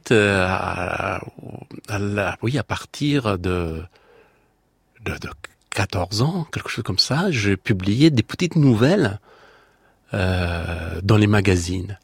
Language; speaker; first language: French; non-native, fluent; Persian